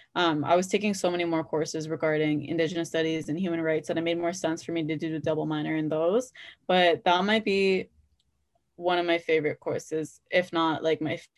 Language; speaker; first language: English; native; English